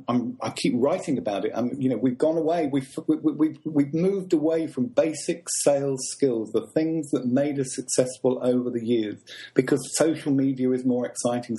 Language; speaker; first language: English; native; English